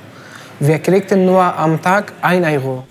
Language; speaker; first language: German; non-native, learner; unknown